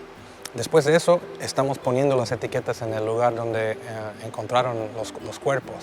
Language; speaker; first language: Spanish; early bilingual, heritage; Spanish